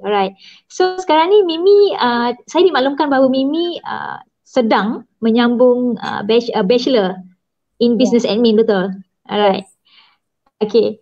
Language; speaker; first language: Malay; native; Malay